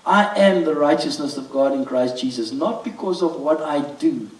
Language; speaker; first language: English; non-native, local second language; Afrikaans